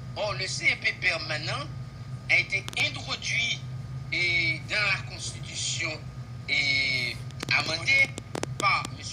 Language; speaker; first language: French; non-native, local second language; Haitian Creole